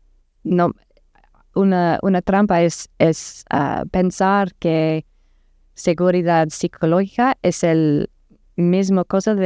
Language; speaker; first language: Spanish; non-native, learner; English